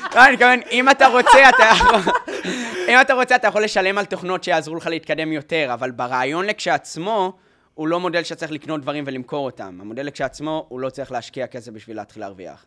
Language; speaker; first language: Hebrew; native; Hebrew